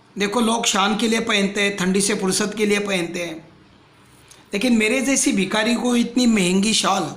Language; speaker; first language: Hindi; non-native, local second language; Marathi